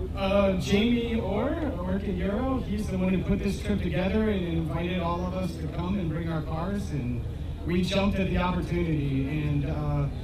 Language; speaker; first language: English; native; English